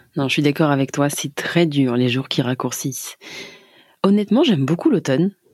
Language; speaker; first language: French; native; French